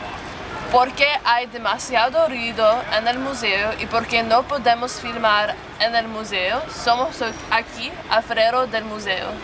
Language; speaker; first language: Spanish; non-native, learner; English